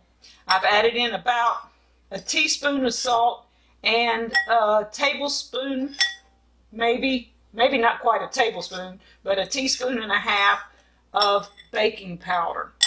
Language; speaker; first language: English; native; English